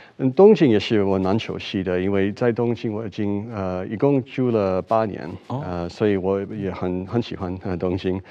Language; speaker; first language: Chinese; non-native, fluent; English